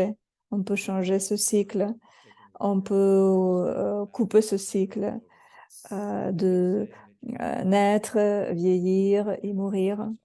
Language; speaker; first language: French; non-native, fluent; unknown